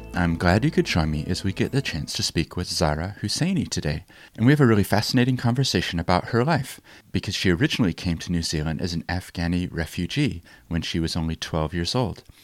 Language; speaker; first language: English; native; English